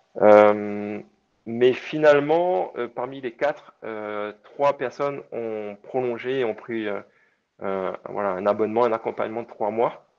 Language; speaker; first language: French; native; French